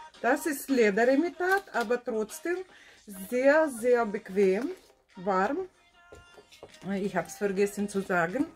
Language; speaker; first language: German; non-native, fluent; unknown